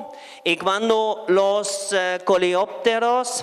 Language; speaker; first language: Spanish; non-native, fluent; German